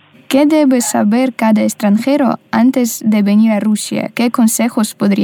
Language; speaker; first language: Spanish; non-native, fluent; Russian